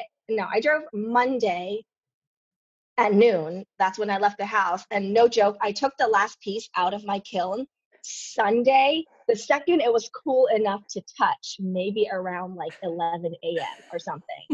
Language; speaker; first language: English; non-native, local second language; Cantonese